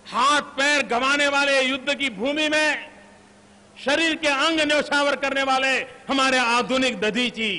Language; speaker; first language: Hindi; non-native, local second language; Gujarati